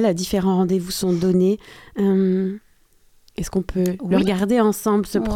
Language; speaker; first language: French; native; French